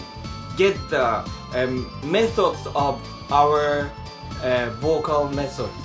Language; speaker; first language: English; non-native, learner; Japanese